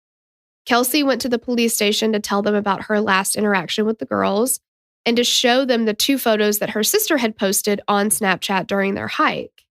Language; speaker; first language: English; native; English